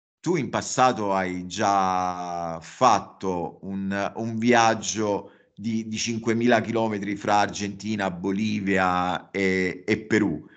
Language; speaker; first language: Italian; native; Italian